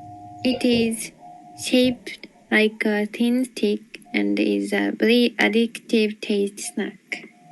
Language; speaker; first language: English; non-native, learner; Japanese